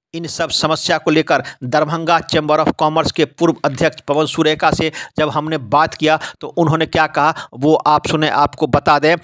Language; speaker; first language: Hindi; native; Hindi